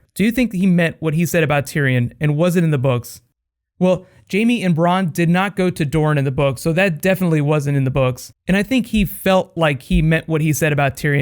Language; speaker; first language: English; native; English